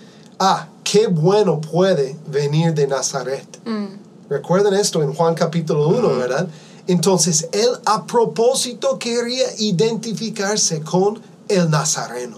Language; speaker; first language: Spanish; non-native, fluent; English